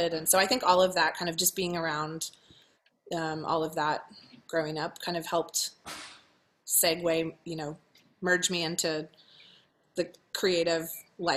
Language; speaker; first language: English; native; English